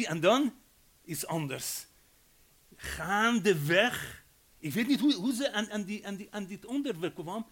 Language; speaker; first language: Dutch; non-native, fluent; Persian